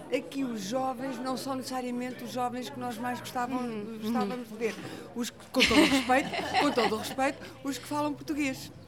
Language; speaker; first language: Portuguese; native; Portuguese